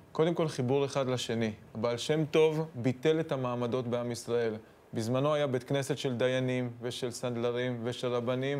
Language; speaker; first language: Hebrew; native; Hebrew